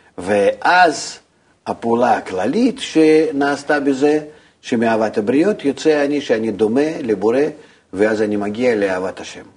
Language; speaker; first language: Hebrew; non-native, fluent; Russian